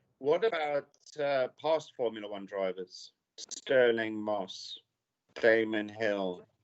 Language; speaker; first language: English; native; English